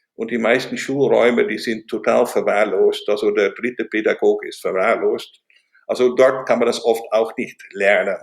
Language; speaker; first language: German; non-native, fluent; Dutch